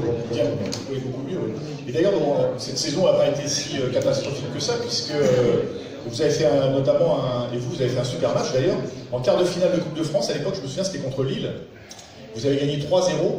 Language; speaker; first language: French; native; French